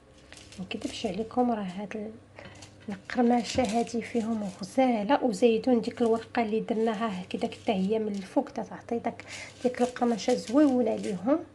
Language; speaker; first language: Arabic; native; Arabic